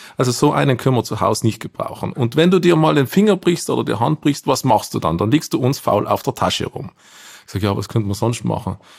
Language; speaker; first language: German; native; German